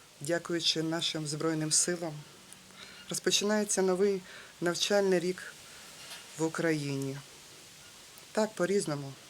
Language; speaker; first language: Ukrainian; native; Ukrainian